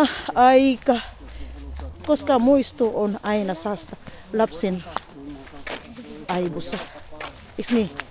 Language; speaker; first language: Finnish; non-native, learner; Filipino